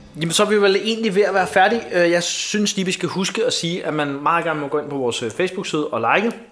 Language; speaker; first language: Danish; native; Danish